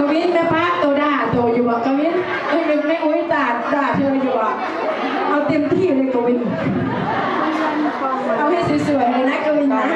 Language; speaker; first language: Thai; native; Thai